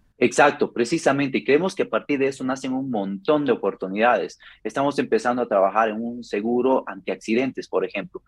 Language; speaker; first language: Spanish; native; Spanish